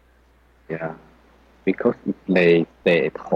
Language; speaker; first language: English; non-native, learner; Chinese